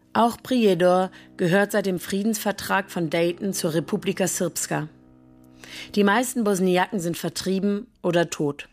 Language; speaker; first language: German; native; German